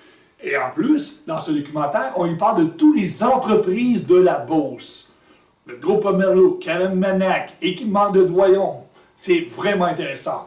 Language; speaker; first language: French; native; French